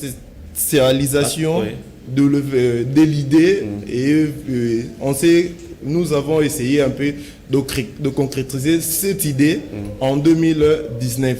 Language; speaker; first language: French; non-native, local second language; Lingala